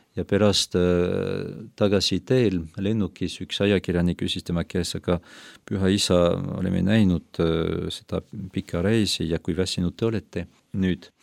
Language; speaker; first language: Estonian; non-native, fluent; French